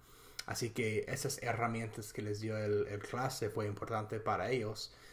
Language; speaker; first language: Spanish; non-native, fluent; English